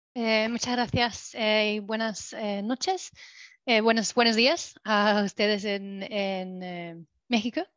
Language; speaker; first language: Spanish; non-native, fluent; English